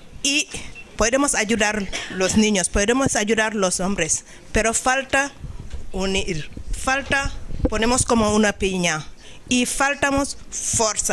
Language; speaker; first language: Spanish; non-native, learner; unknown